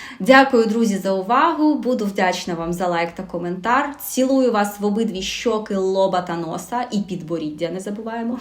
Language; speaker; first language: Ukrainian; non-native, local second language; Russian